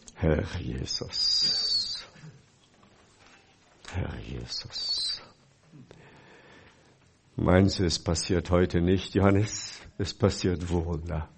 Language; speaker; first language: German; non-native, fluent; Chinese